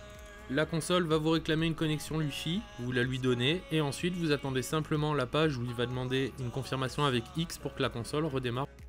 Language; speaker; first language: French; native; French